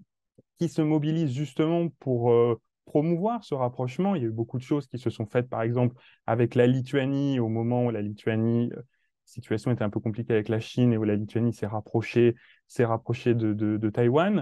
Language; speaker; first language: French; native; French